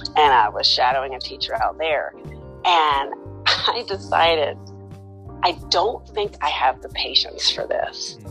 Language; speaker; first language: English; native; English